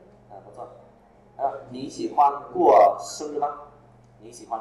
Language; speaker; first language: Chinese; non-native, fluent; Vietnamese